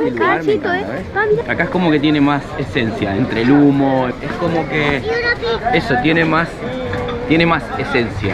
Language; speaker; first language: Spanish; native; Spanish